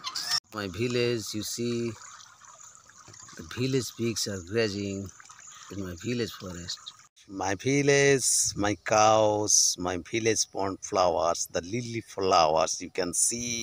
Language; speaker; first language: English; non-native, learner; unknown